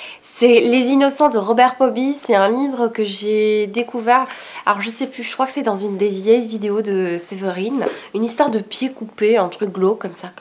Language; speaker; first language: French; native; French